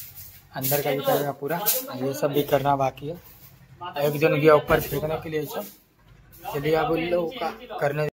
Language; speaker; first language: Hindi; non-native, local second language; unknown